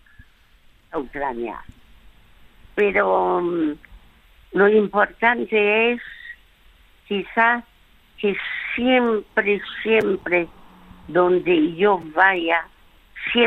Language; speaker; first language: Spanish; early bilingual, other home language; French